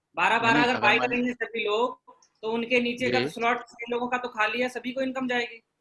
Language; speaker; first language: Hindi; native; Hindi